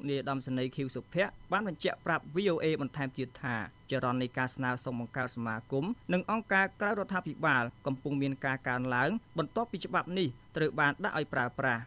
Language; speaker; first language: Khmer; native; Khmer